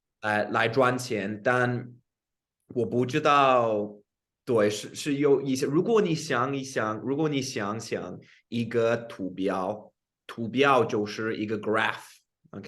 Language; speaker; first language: Chinese; non-native, fluent; English